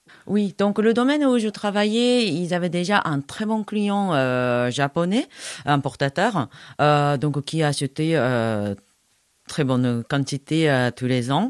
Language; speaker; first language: French; non-native, fluent; Japanese